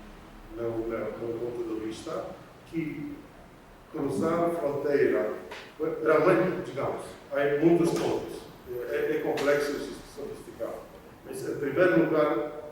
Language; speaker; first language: Portuguese; non-native, fluent; Polish